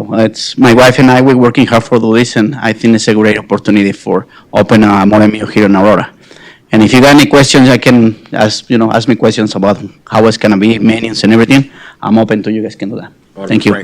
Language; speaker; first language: English; non-native, fluent; Spanish